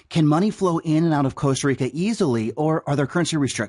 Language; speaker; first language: English; native; English